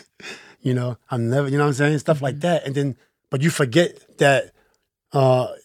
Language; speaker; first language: English; early bilingual, other home language; Akan